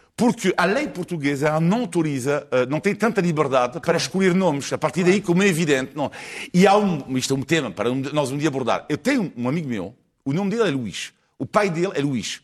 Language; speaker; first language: Portuguese; non-native, fluent; French